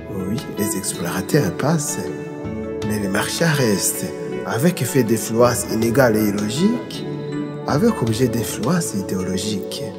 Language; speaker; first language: French; non-native, local second language; Rundi